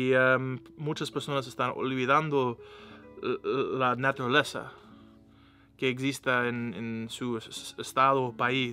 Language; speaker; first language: Spanish; non-native, learner; English